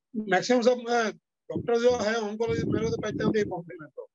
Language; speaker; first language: Hindi; non-native, local second language; Gujarati